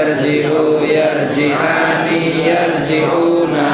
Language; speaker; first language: Arabic; non-native, learner; Indonesian